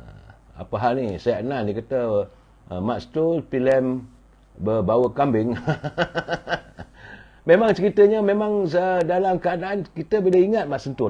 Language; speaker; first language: Malay; native; Malay